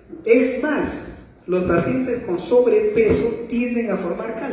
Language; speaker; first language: Spanish; native; Spanish